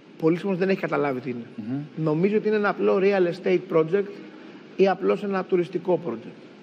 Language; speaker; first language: Greek; native; Greek